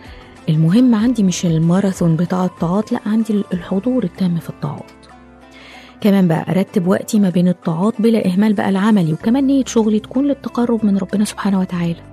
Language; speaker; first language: Arabic; native; Arabic